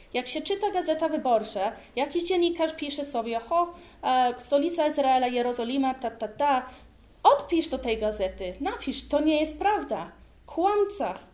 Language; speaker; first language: Polish; early bilingual, heritage; Polish